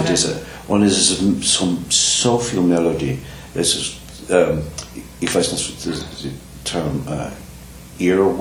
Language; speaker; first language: German; non-native, learner; English